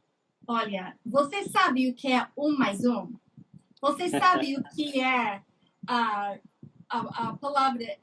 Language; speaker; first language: Portuguese; non-native, fluent; English